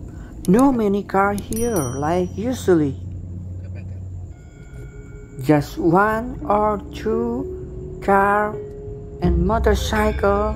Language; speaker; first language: English; non-native, learner; Indonesian